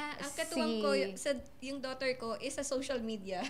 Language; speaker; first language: Filipino; native; Filipino